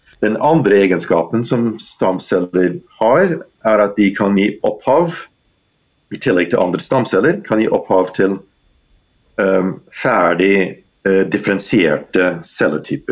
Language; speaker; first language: Norwegian; non-native, fluent; English